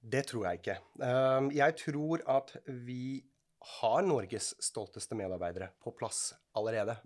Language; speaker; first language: Norwegian; non-native, fluent; Swiss German